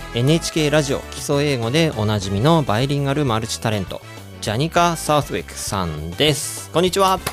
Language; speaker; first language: Japanese; native; Japanese